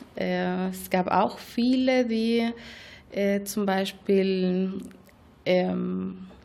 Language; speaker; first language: German; non-native, fluent; Spanish